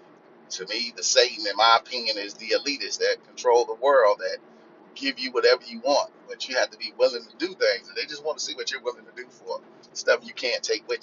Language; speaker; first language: English; native; English